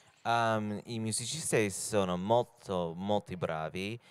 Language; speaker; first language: Italian; non-native, learner; English